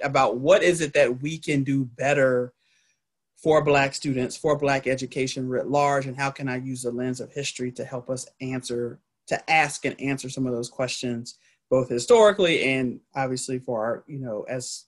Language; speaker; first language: English; native; English